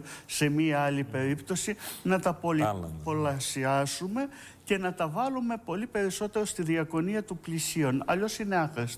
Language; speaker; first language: Greek; native; Greek